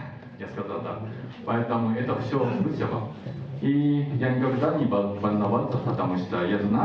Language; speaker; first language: Russian; non-native, learner; Japanese